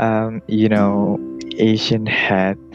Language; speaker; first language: English; non-native, learner; Indonesian